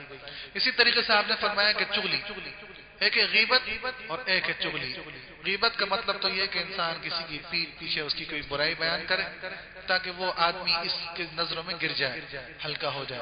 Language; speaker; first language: Urdu; native; Urdu